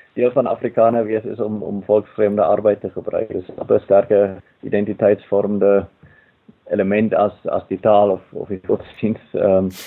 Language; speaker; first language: Afrikaans; non-native, fluent; German